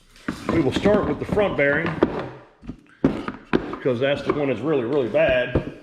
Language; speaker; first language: English; native; English